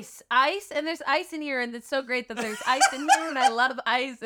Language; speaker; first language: English; native; English